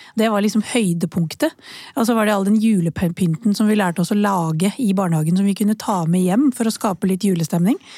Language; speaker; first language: Norwegian; early bilingual, other home language; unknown